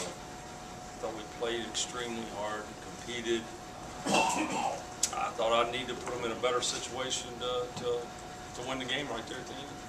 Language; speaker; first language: English; native; English